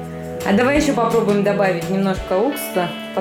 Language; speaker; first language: Russian; native; Russian